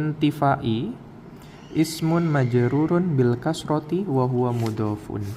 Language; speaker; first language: Arabic; non-native, learner; Indonesian